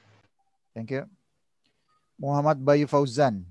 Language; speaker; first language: English; non-native, learner; Indonesian